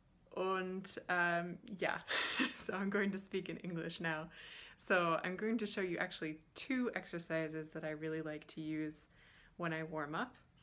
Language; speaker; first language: English; native; English